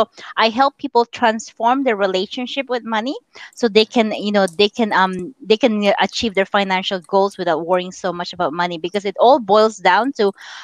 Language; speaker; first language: English; non-native, local second language; Min Nan Chinese